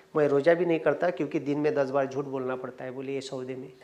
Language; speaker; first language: Hindi; non-native, local second language; Marathi